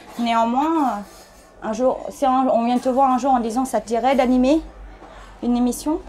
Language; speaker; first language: French; early bilingual, other home language; Thai